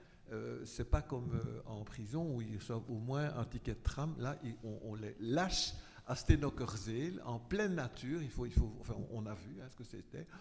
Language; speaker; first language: French; native; French